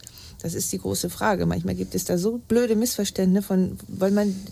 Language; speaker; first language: German; native; German